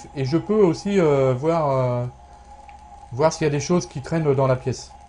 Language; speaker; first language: French; native; French